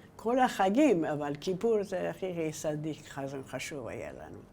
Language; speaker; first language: Hebrew; non-native, learner; Persian